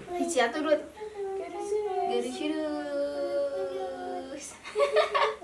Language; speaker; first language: Turkish; non-native, learner; Indonesian